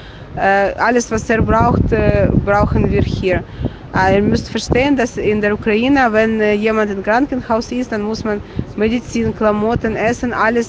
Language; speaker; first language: German; non-native, fluent; Ukrainian